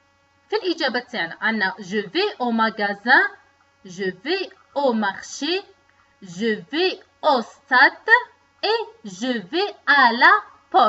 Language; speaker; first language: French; non-native, local second language; Arabic